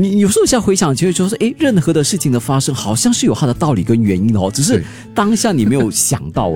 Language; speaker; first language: Chinese; native; Chinese